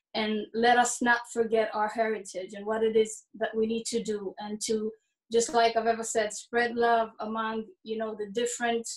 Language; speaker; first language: English; early bilingual, heritage; Hebrew